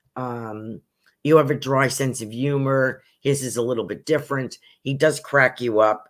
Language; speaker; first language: English; native; English